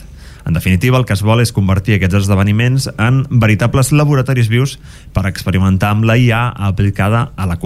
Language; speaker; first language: Catalan; native; Catalan